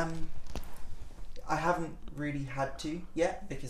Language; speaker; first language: English; native; English